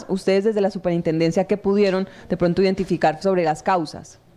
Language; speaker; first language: Spanish; native; Spanish